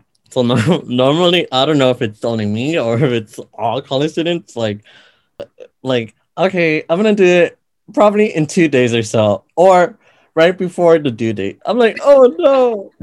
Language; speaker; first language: English; early bilingual, other home language; Spanish